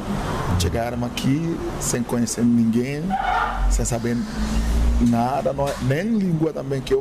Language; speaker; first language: Portuguese; non-native, learner; Igbo